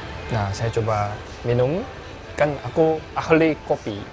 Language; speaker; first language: Indonesian; non-native, fluent; Korean